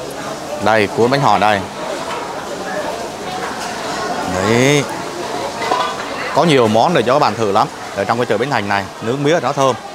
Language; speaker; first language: Vietnamese; native; Vietnamese